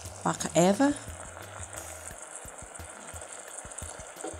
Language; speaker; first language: Dutch; non-native, learner; Thai